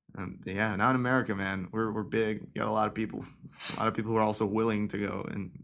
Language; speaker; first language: English; early bilingual, other home language; Persian